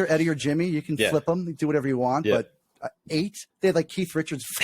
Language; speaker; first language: English; native; English